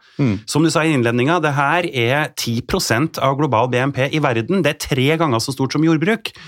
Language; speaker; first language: Norwegian; native; Norwegian